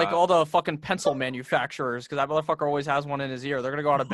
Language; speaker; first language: English; native; English